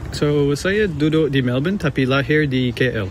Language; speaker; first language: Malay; early bilingual, heritage; English